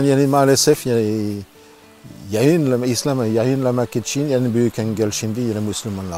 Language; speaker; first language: Turkish; non-native, learner; French